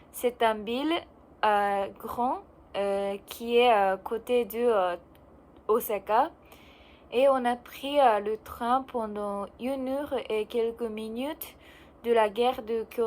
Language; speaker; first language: French; non-native, learner; Japanese